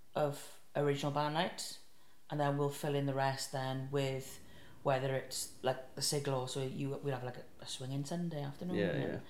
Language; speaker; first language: English; native; English